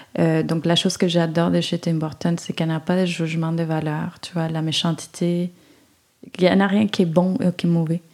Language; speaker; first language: French; non-native, fluent; Spanish